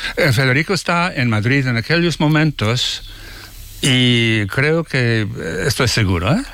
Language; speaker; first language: Spanish; non-native, fluent; English